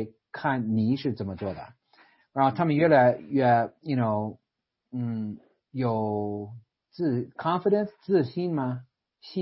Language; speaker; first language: Chinese; non-native, fluent; English